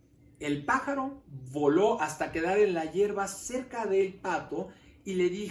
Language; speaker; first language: Spanish; native; Spanish